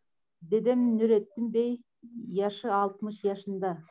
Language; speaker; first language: Turkish; non-native, learner; Kyrgyz